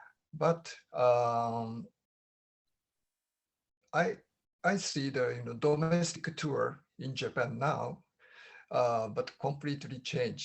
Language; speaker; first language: English; non-native, learner; Japanese